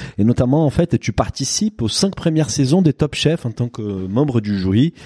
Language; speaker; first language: French; non-native, fluent; Portuguese